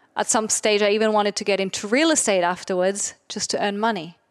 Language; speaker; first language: English; non-native, fluent; German